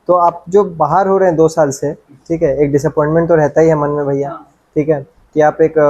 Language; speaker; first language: Hindi; non-native, local second language; Bangla